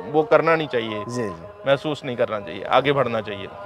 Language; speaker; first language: Hindi; native; Hindi